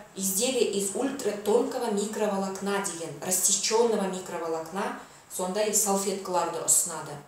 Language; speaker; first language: Russian; non-native, local second language; Kazakh